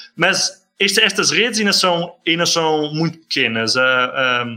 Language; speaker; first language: Portuguese; non-native, fluent; Dutch